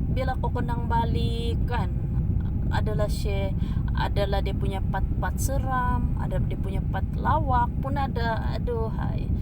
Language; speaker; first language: Malay; native; Malay